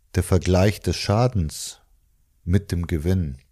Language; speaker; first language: German; non-native, fluent; Bulgarian